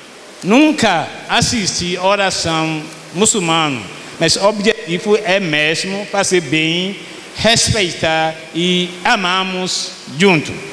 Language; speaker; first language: Portuguese; non-native, fluent; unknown